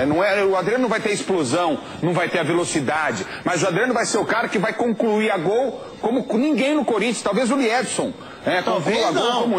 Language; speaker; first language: Portuguese; native; Portuguese